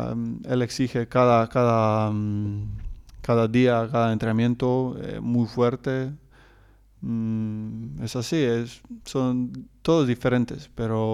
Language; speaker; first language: Spanish; non-native, learner; Croatian